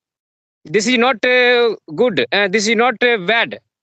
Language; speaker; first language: English; non-native, learner; Hindi